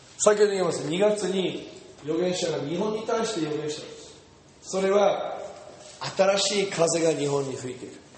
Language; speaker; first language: Japanese; non-native, fluent; English